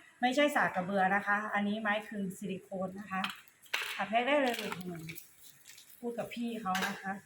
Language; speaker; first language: Thai; native; Thai